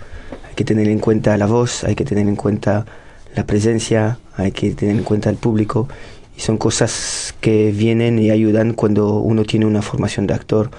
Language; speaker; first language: Spanish; non-native, fluent; French